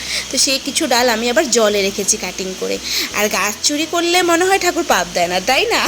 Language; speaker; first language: Bangla; native; Bangla